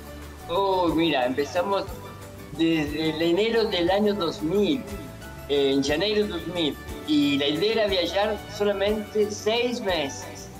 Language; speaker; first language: Portuguese; non-native, learner; Spanish